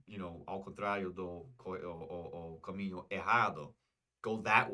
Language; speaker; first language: Portuguese; non-native, fluent; English